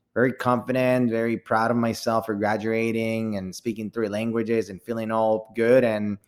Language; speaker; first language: English; early bilingual, other home language; Spanish